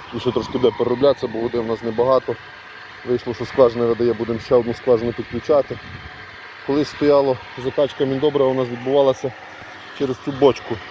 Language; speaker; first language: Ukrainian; native; Ukrainian